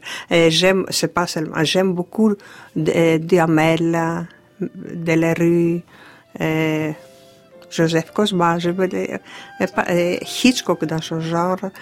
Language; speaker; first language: French; non-native, fluent; Greek